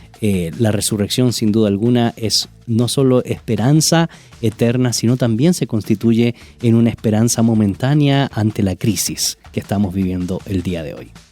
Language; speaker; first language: Spanish; native; Spanish